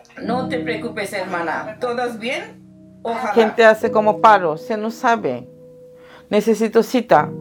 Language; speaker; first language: Spanish; non-native, learner; Bangla